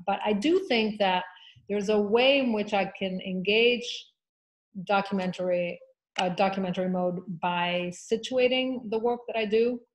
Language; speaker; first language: English; early bilingual, other home language; Spanish